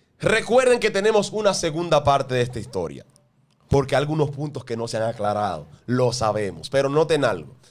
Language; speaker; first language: Spanish; native; Spanish